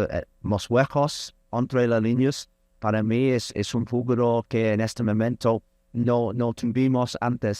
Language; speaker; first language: Spanish; non-native, learner; English